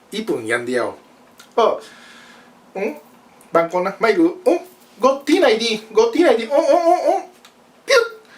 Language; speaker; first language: Thai; non-native, learner; Japanese